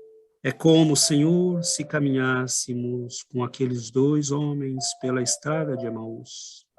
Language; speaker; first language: Portuguese; native; Portuguese